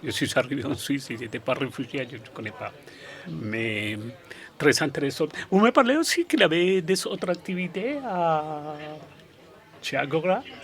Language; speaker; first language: French; non-native, fluent; Spanish